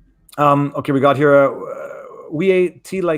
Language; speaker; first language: English; native; English